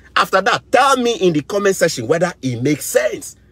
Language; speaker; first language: English; non-native, local second language; Akan